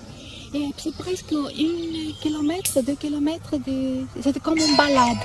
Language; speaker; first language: French; non-native, learner; English